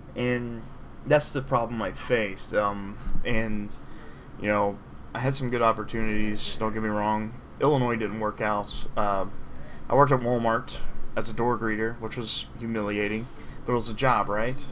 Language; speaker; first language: English; native; English